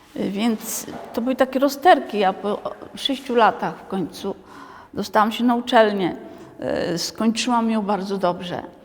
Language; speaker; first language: Polish; native; Polish